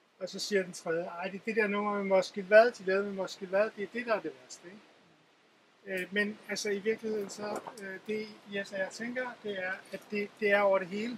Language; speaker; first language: Danish; native; Danish